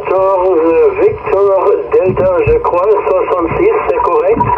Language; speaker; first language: French; non-native, fluent; German